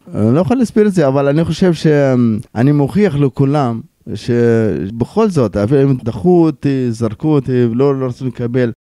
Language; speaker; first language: Hebrew; non-native, local second language; Arabic